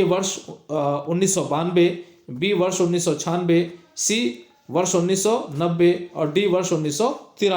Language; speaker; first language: Hindi; native; Hindi